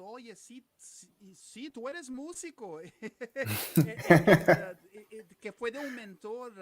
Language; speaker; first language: Spanish; non-native, fluent; Portuguese